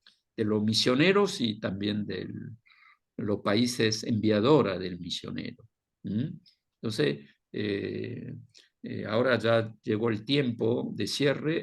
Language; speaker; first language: Spanish; non-native, fluent; Korean